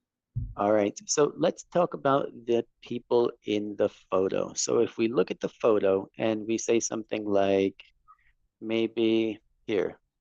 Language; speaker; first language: English; non-native, fluent; Spanish